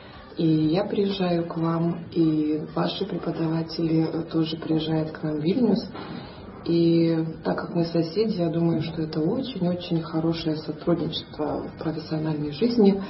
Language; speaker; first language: Russian; non-native, fluent; Lithuanian